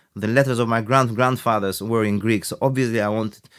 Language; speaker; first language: English; early bilingual, other home language; Albanian